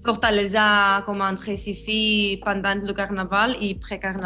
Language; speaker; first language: French; non-native, learner; Greek